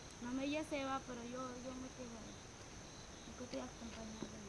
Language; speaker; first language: Spanish; native; Spanish